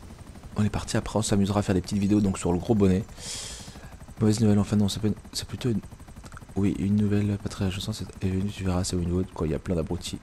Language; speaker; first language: French; native; French